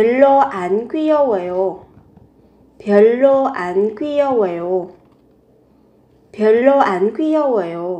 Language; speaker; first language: Korean; non-native, fluent; Vietnamese